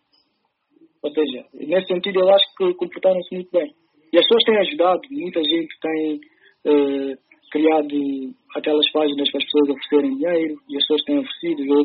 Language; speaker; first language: Portuguese; early bilingual, other home language; Upper Guinea Crioulo